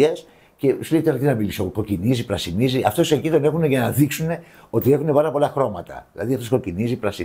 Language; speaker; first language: Greek; native; Greek